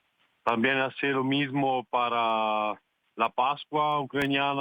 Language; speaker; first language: Spanish; non-native, fluent; Italian